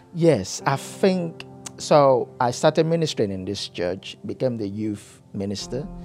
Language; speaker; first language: English; non-native, local second language; Yoruba